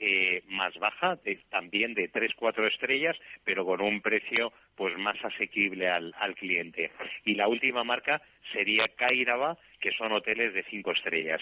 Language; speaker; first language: Spanish; native; Spanish